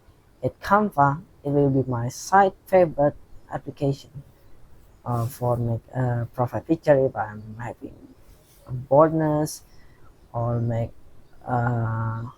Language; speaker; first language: English; non-native, learner; Indonesian